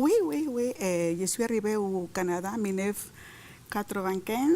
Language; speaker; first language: French; non-native, fluent; Spanish